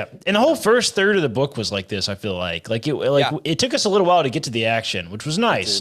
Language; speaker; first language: English; native; English